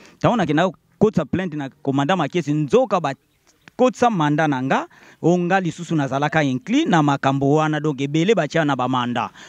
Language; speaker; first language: Lingala; non-native, local second language; Kongo